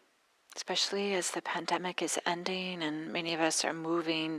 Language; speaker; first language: English; native; English